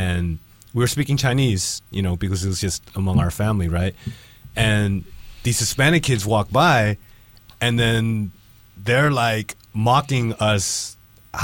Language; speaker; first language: English; native; English